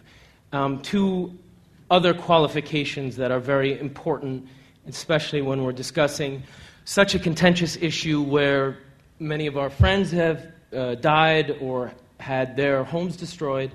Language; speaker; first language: English; native; English